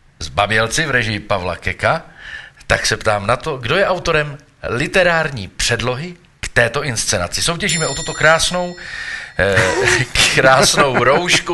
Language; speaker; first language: Czech; native; Czech